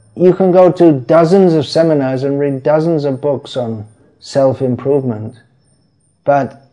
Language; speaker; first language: English; native; English